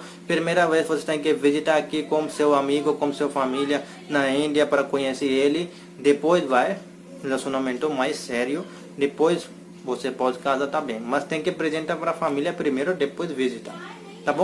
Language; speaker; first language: Portuguese; non-native, learner; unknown